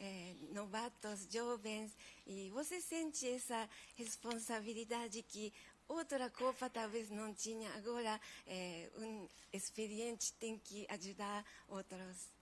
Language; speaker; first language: Portuguese; non-native, fluent; Japanese